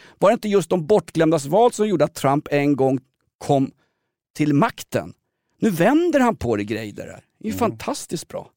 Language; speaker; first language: Swedish; native; Swedish